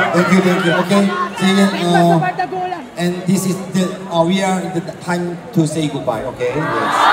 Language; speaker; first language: English; non-native, learner; Korean